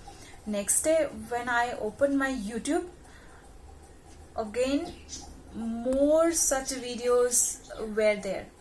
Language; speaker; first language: English; non-native, local second language; Hindi